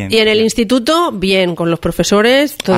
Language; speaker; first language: Spanish; native; Spanish